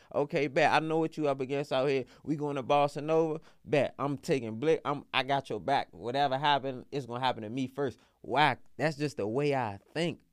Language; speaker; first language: English; native; English